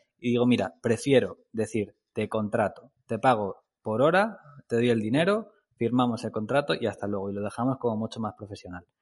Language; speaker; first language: Spanish; native; Spanish